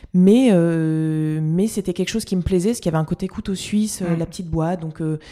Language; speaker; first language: French; native; French